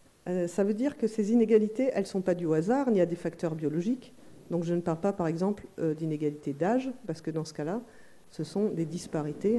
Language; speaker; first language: French; native; French